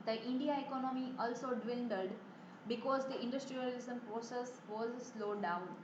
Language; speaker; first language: English; non-native, local second language; Gujarati